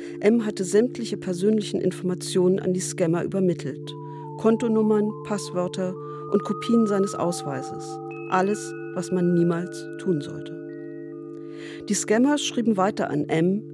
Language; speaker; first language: German; native; German